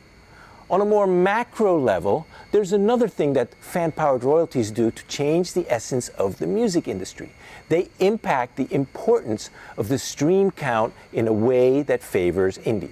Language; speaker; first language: English; native; English